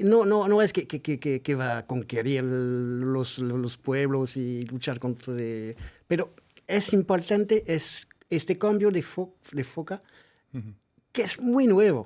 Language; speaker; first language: Spanish; non-native, fluent; French